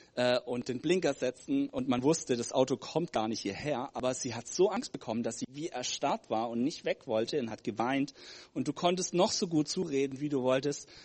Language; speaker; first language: German; native; German